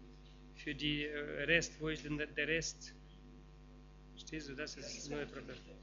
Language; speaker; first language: German; non-native, fluent; Russian